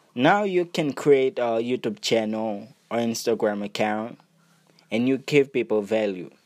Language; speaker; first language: English; non-native, fluent; Haitian Creole